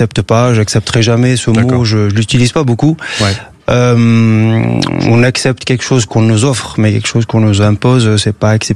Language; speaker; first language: French; non-native, local second language; Kabyle